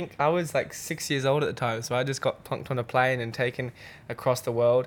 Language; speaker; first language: English; native; English